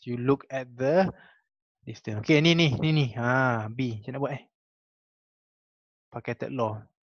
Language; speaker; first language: English; non-native, local second language; Malay